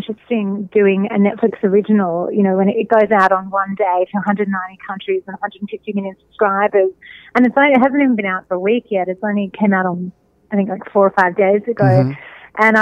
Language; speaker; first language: English; native; English